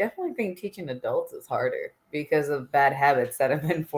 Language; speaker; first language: English; native; English